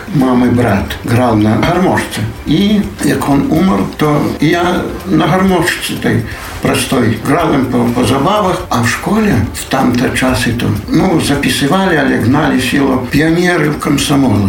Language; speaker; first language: Polish; non-native, local second language; Belarusian